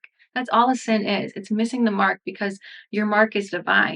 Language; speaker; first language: English; native; English